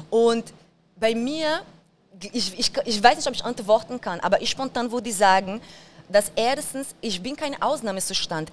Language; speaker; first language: German; non-native, fluent; Portuguese